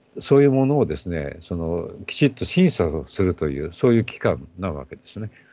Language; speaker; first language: Japanese; native; Japanese